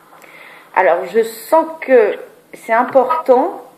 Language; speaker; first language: French; native; French